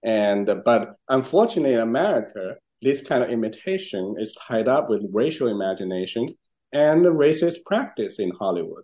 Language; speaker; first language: English; non-native, fluent; Chinese